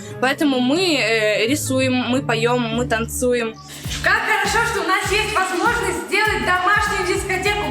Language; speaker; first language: Russian; early bilingual, other home language; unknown